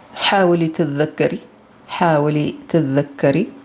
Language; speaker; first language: Arabic; non-native, fluent; Amharic